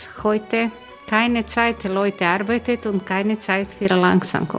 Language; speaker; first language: German; non-native, learner; Croatian